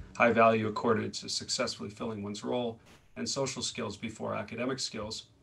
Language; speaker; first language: English; native; English